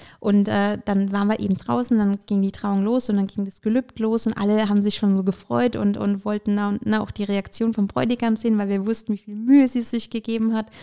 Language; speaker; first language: German; early bilingual, other home language; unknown